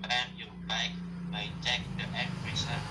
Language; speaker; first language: English; non-native, learner; Indonesian